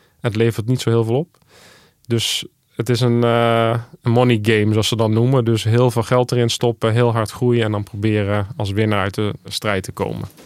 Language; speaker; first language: Dutch; native; Dutch